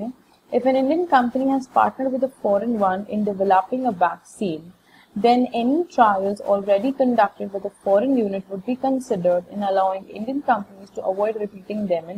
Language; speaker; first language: English; non-native, local second language; Hindi